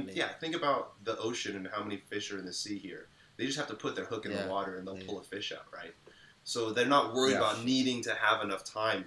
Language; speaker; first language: English; native; English